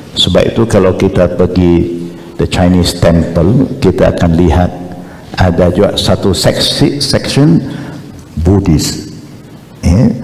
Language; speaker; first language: Malay; non-native, local second language; Chinese